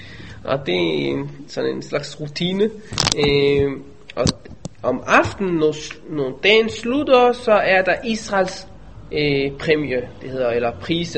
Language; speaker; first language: Danish; non-native, fluent; Hebrew